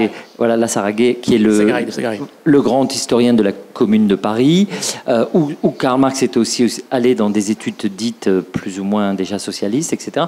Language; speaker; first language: French; native; French